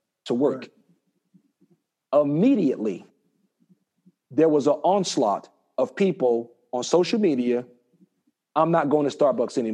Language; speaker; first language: English; native; English